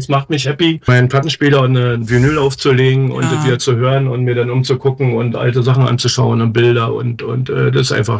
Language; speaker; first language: German; native; German